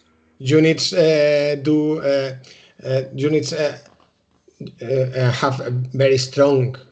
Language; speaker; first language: English; non-native, learner; Spanish